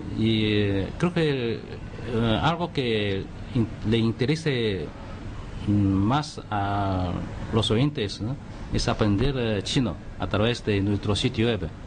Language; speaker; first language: Spanish; non-native, fluent; Chinese